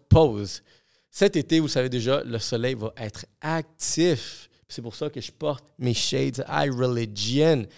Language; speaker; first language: French; non-native, fluent; English